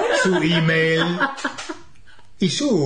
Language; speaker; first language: Spanish; non-native, fluent; English